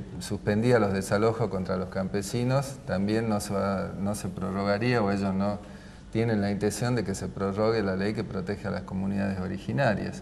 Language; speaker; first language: Spanish; native; Spanish